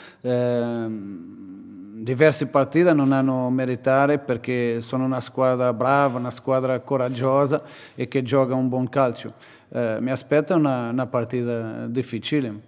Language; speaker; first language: Italian; non-native, learner; Portuguese